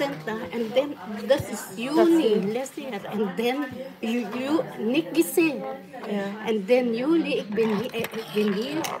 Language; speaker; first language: German; non-native, learner; Filipino